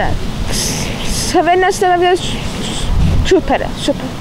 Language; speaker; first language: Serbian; non-native, learner; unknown